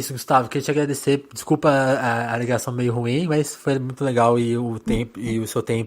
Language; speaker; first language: Portuguese; native; Portuguese